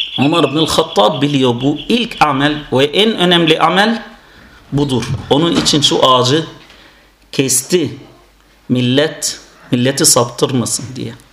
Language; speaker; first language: Turkish; non-native, fluent; Arabic